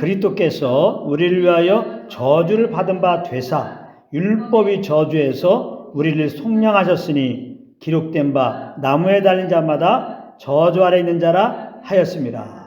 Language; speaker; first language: Korean; native; Korean